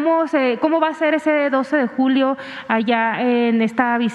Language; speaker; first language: Spanish; native; Spanish